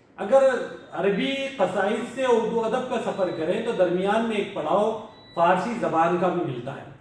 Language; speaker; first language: Urdu; native; Urdu